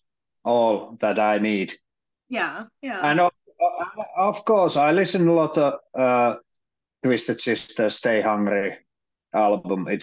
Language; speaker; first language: English; non-native, learner; Finnish